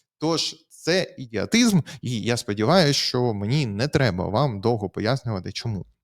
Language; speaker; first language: Ukrainian; native; Ukrainian